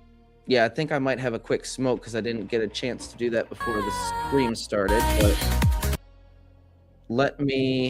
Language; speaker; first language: English; native; English